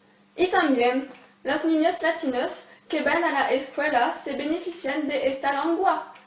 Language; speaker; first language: Spanish; non-native, learner; French